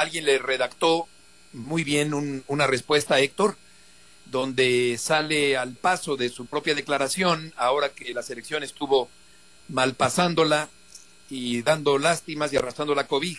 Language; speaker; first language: Spanish; native; Spanish